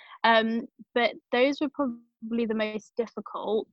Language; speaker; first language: English; native; English